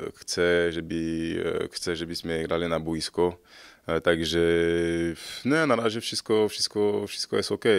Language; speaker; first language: Polish; non-native, fluent; French